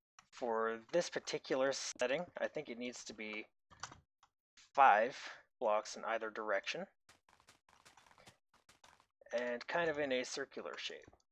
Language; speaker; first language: English; native; English